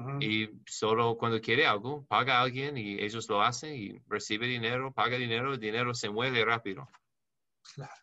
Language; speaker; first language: Spanish; non-native, learner; English